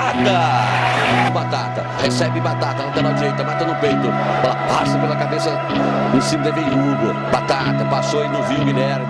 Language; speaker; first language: Portuguese; native; Portuguese